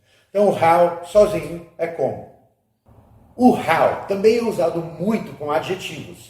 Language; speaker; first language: Portuguese; non-native, fluent; English